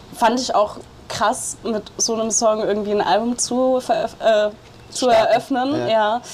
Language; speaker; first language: German; native; German